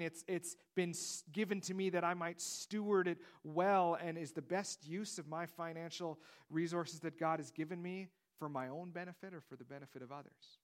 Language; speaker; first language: English; native; English